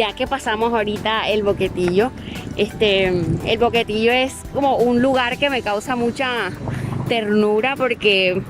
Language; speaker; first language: Spanish; native; Spanish